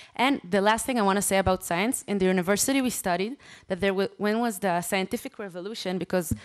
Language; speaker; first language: English; non-native, fluent; Hebrew